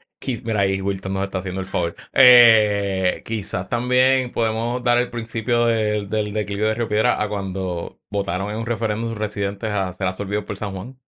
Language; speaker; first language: Spanish; native; Spanish